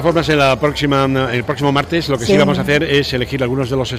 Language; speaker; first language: Spanish; native; Spanish